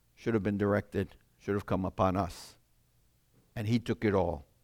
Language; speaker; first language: English; non-native, fluent; Italian